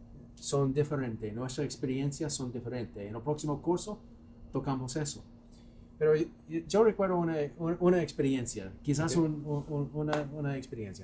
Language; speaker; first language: Spanish; non-native, fluent; English